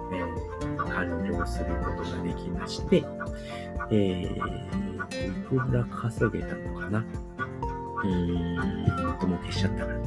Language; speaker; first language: Japanese; native; Japanese